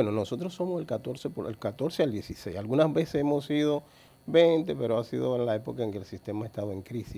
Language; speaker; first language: Spanish; native; Spanish